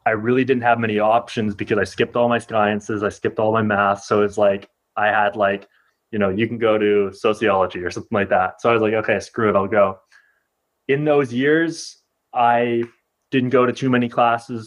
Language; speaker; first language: English; native; English